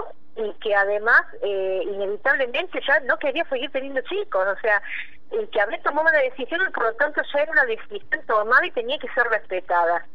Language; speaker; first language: Spanish; native; Spanish